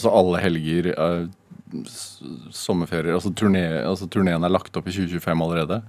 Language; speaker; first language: Norwegian; native; Norwegian